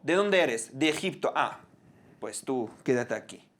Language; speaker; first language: Spanish; non-native, fluent; Arabic